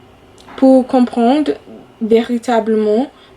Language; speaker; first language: French; non-native, fluent; English